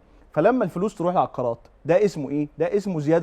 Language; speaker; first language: Arabic; native; Arabic